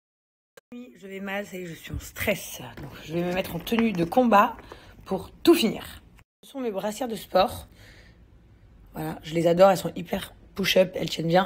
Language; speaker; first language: French; native; French